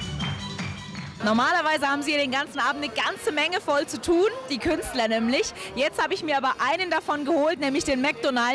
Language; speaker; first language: German; native; German